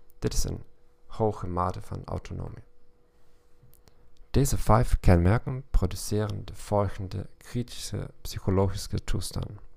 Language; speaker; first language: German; non-native, learner; Dutch